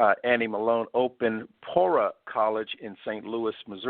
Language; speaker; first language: English; native; English